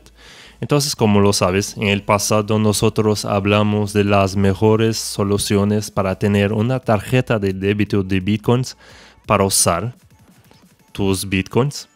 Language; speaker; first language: Spanish; non-native, fluent; Portuguese